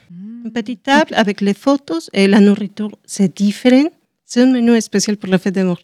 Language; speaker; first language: French; non-native, learner; Spanish